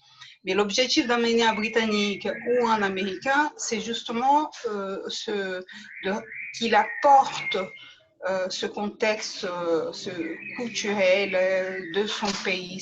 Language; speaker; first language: French; native; French